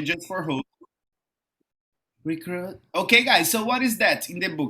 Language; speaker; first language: English; non-native, fluent; Portuguese